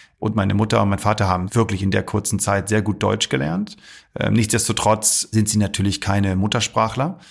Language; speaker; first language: German; early bilingual, other home language; Arabic